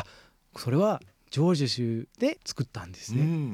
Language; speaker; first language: Japanese; non-native, fluent; English